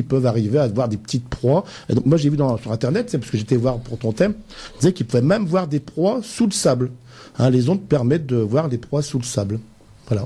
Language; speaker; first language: French; native; French